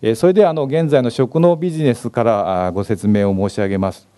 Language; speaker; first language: Japanese; native; Japanese